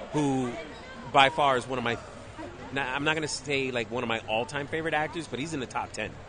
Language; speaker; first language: English; native; English